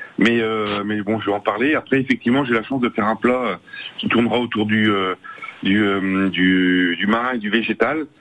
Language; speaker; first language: French; native; French